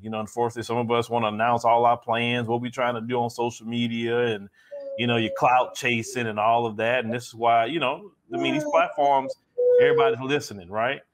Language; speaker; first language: English; native; English